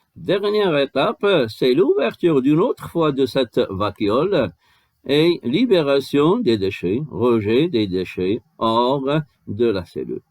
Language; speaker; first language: French; non-native, local second language; Arabic